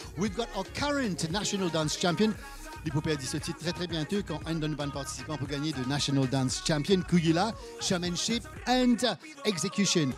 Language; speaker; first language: French; non-native, local second language; Morisyen